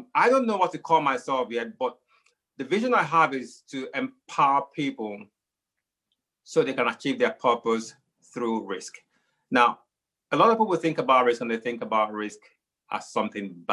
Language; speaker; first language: English; non-native, local second language; Igbo